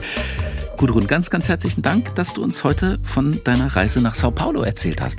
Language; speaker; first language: German; native; German